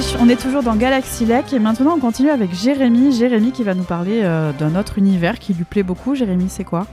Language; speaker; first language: French; native; French